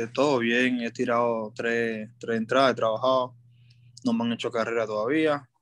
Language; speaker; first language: Spanish; native; Spanish